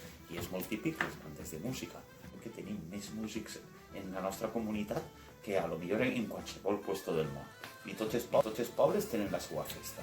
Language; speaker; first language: Catalan; native; Catalan